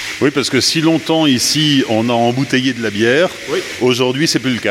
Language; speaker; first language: French; native; French